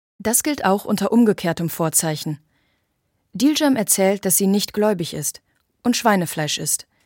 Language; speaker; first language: German; native; German